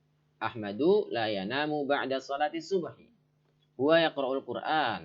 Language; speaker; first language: Arabic; non-native, fluent; Indonesian